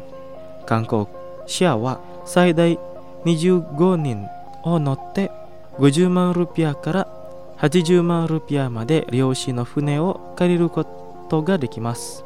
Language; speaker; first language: Japanese; non-native, fluent; Indonesian